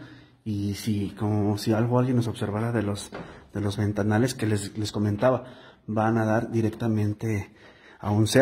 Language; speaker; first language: Spanish; native; Spanish